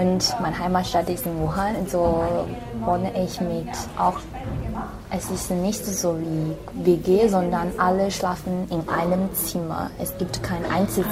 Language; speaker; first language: German; non-native, learner; Chinese